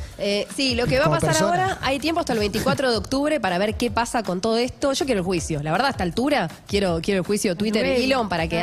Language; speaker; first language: Spanish; native; Spanish